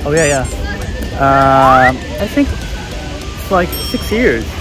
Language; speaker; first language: English; non-native, fluent; Korean